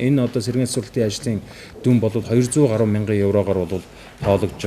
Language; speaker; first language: Mongolian; native; Mongolian